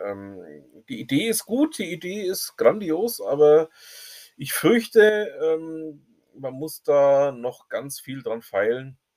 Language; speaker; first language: German; native; German